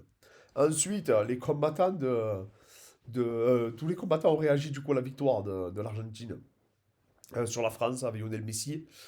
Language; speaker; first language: French; native; French